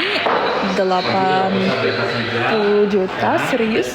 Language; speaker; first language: Indonesian; non-native, learner; Russian